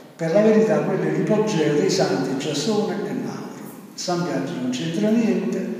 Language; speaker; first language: Italian; native; Italian